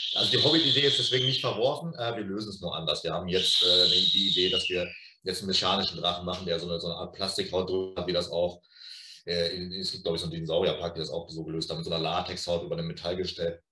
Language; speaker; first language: German; native; German